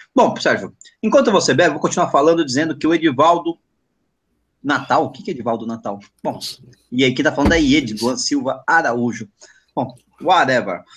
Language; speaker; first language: Portuguese; native; Portuguese